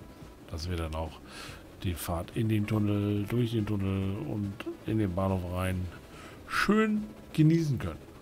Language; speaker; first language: German; native; German